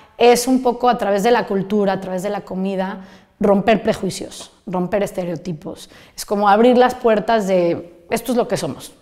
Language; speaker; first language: Spanish; native; Spanish